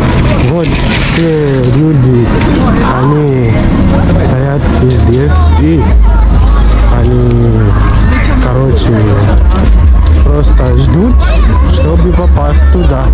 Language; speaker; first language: Russian; non-native, fluent; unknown